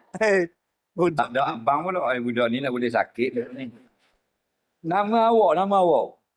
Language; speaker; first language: Malay; native; Malay